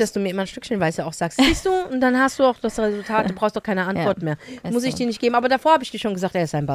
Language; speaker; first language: German; native; German